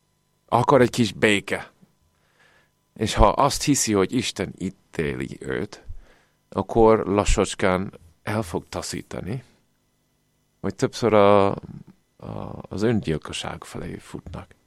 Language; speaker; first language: Hungarian; non-native, fluent; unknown